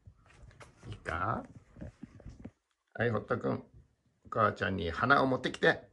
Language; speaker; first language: Japanese; native; Japanese